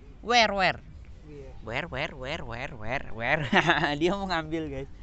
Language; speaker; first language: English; non-native, learner; Indonesian